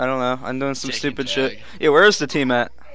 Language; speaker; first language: English; native; English